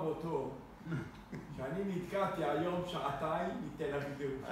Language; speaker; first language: Hebrew; native; Hebrew